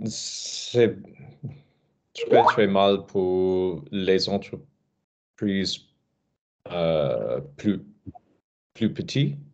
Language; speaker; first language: French; non-native, learner; English